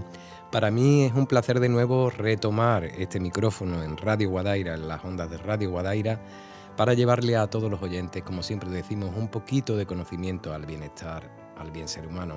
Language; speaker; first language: Spanish; native; Spanish